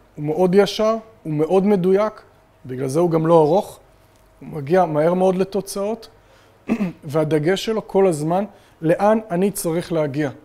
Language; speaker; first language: Hebrew; native; Hebrew